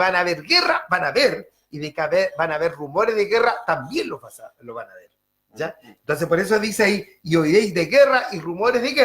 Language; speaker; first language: Spanish; native; Spanish